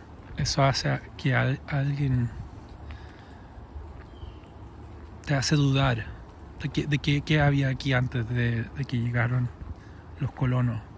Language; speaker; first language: Spanish; early bilingual, heritage; English